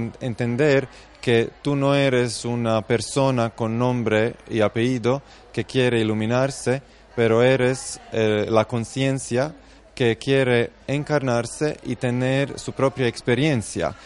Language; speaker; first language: Spanish; non-native, fluent; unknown